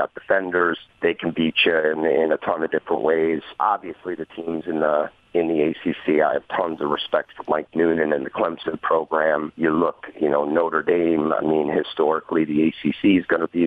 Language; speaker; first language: English; native; English